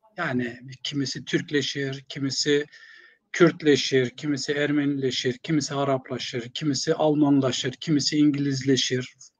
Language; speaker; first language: Turkish; non-native, local second language; Zaza